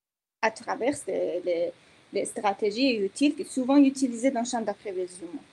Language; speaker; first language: French; non-native, fluent; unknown